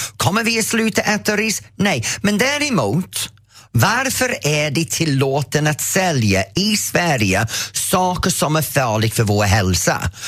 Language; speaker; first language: Swedish; non-native, fluent; English